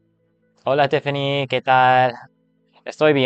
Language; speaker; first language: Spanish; non-native, learner; English